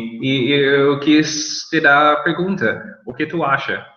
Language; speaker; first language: Portuguese; non-native, learner; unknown